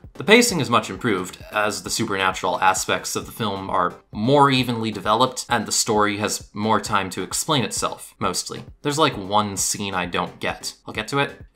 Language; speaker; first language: English; native; English